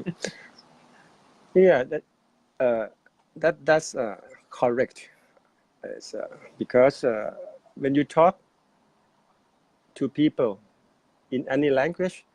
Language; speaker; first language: English; non-native, fluent; Thai